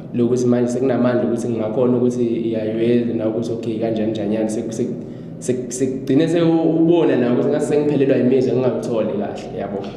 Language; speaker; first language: Zulu; non-native, local second language; Swati